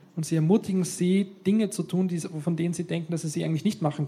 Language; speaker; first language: German; native; German